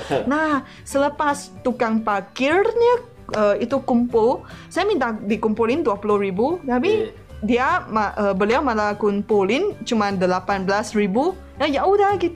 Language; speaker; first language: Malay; non-native, local second language; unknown